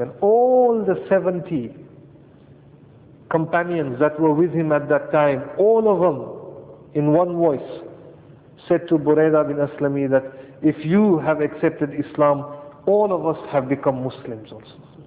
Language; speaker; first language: English; early bilingual, other home language; Urdu